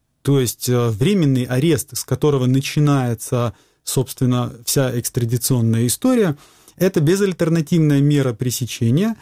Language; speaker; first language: Russian; native; Russian